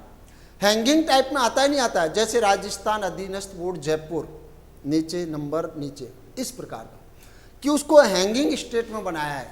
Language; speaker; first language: Hindi; native; Hindi